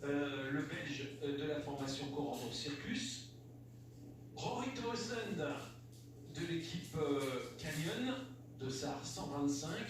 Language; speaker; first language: French; native; French